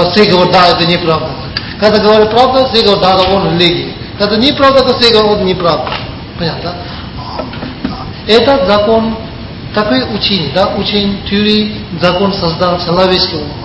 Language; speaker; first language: Russian; non-native, learner; Tibetan